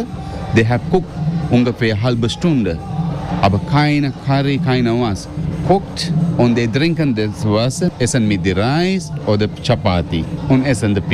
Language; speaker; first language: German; non-native, learner; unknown